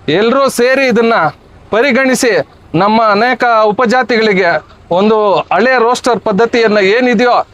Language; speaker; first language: Kannada; native; Kannada